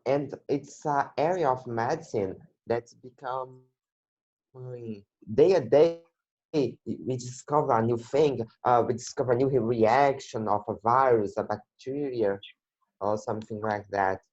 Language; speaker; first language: English; non-native, learner; Portuguese